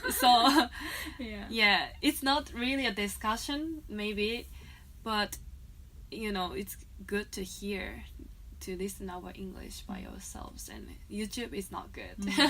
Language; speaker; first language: English; non-native, fluent; Japanese